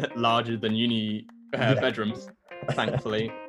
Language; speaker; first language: English; native; English